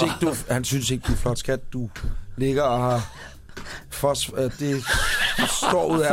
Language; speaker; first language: Danish; native; Danish